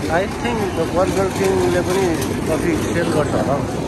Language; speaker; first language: English; non-native, learner; Nepali